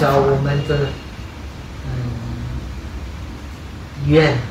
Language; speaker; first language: Chinese; non-native, fluent; Czech